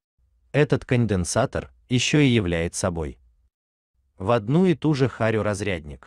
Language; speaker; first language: Russian; native; Russian